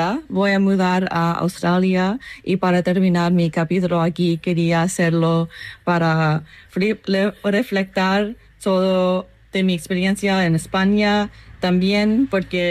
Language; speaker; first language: Spanish; non-native, fluent; English